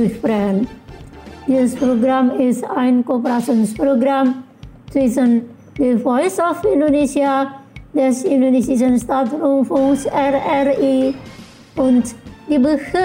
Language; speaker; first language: German; non-native, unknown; Indonesian